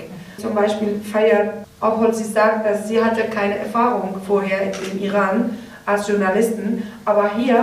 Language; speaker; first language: German; non-native, learner; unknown